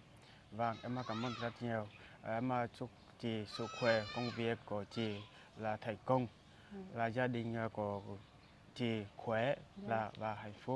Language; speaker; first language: Vietnamese; non-native, fluent; Portuguese